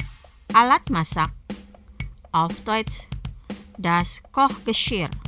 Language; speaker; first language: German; non-native, fluent; Indonesian